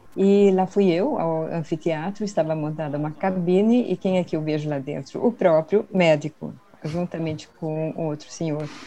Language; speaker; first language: Portuguese; early bilingual, other home language; Swedish